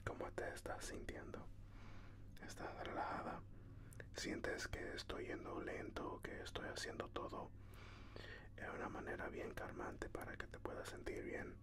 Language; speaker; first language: Spanish; early bilingual, heritage; Spanish